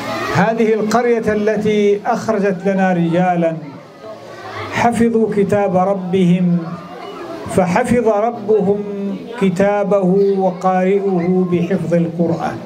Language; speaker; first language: Arabic; non-native, fluent; Swahili